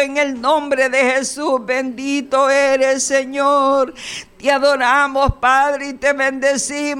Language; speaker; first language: Spanish; native; Spanish